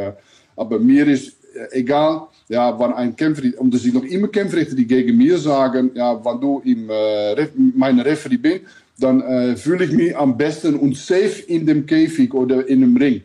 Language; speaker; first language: German; non-native, learner; Dutch